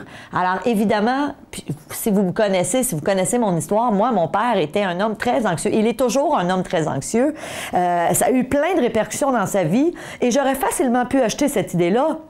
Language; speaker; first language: French; native; French